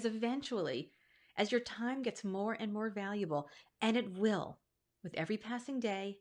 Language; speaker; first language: English; native; English